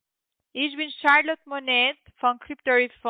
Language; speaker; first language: German; non-native, learner; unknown